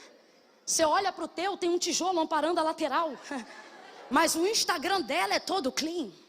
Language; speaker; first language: Portuguese; native; Portuguese